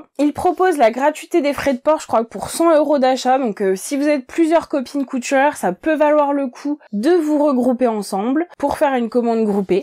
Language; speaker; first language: French; native; French